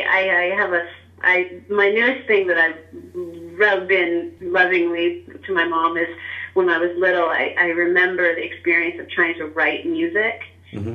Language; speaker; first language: English; native; English